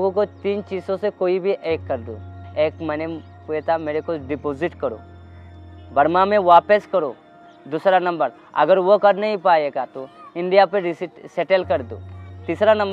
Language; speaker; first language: Hindi; non-native, learner; Rohingya